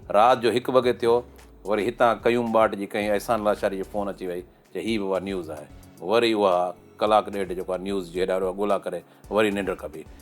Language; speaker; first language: Sindhi; native; Sindhi